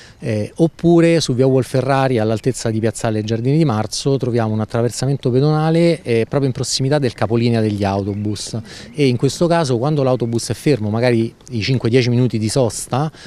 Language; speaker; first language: Italian; native; Italian